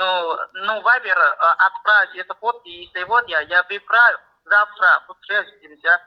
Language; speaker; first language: Russian; non-native, learner; Chinese